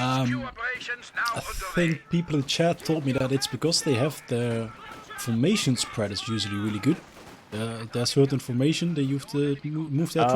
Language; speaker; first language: English; non-native, fluent; Dutch